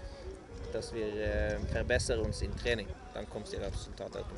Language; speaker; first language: German; non-native, learner; Norwegian